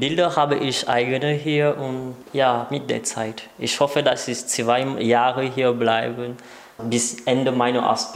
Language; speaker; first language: German; non-native, learner; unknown